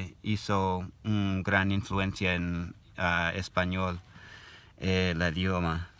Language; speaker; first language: Spanish; non-native, learner; English